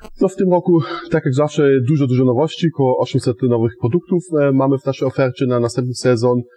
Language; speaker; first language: Polish; non-native, fluent; German